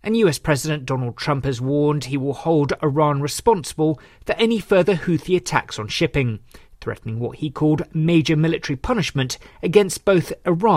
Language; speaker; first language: English; native; English